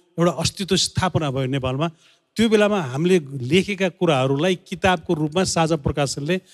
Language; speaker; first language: Nepali; native; Nepali